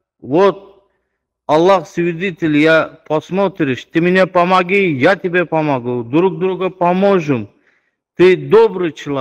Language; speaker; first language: Russian; non-native, learner; Turkmen